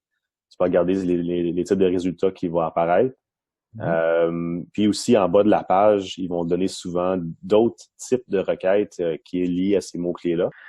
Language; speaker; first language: French; non-native, local second language; English